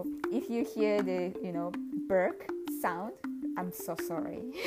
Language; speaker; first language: English; non-native, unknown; Japanese